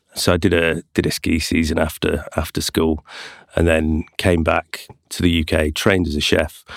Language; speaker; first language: English; native; English